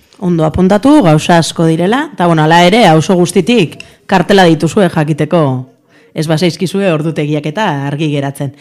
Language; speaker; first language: Basque; non-native, local second language; Spanish